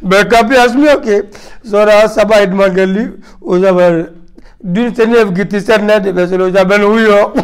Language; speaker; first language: Turkish; non-native, learner; French